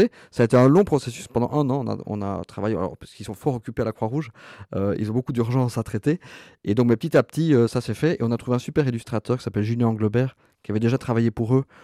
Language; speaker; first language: French; native; French